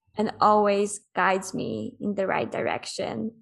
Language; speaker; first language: English; non-native, fluent; Polish